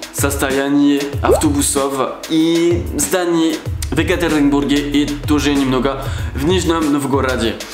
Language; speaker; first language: Russian; non-native, learner; French